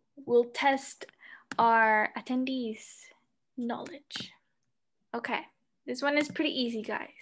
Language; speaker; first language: English; non-native, fluent; Spanish